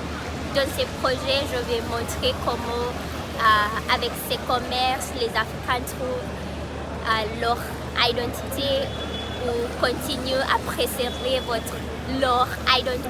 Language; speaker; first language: French; non-native, fluent; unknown